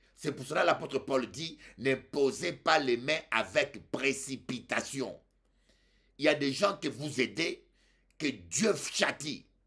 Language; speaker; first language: French; non-native, local second language; Lingala